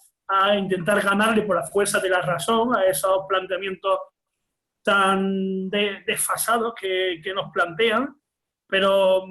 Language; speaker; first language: Spanish; native; Spanish